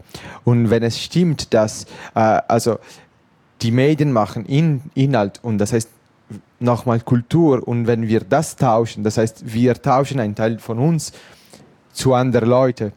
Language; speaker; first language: German; non-native, local second language; Italian